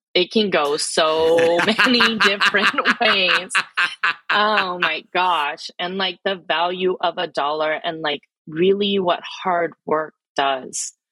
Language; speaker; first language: English; early bilingual, other home language; Filipino